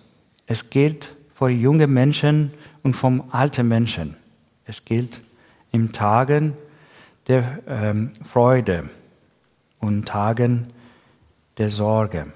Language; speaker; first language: German; non-native, learner; Persian